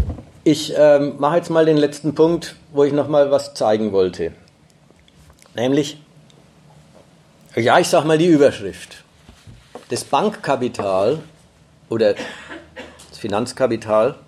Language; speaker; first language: German; native; German